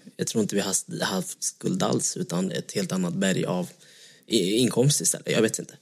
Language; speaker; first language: Swedish; early bilingual, other home language; Vietnamese